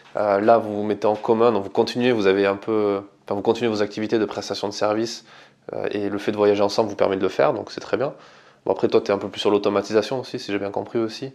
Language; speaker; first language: French; native; French